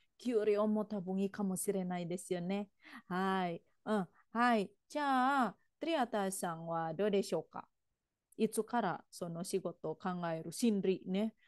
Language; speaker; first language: Japanese; non-native, fluent; Indonesian